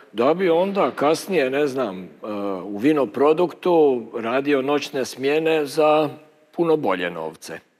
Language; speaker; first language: Croatian; native; Croatian